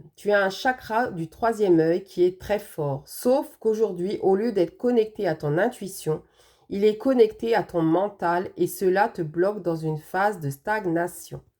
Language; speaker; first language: French; native; French